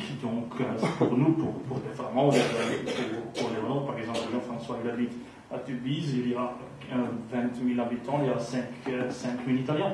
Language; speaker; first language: French; non-native, local second language; Dutch